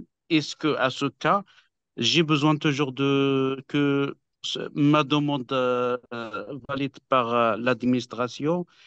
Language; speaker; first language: French; non-native, fluent; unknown